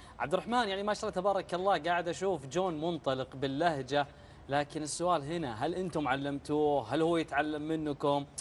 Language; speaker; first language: Arabic; native; Arabic